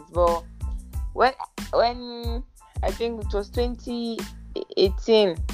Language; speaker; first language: English; non-native, local second language; Yoruba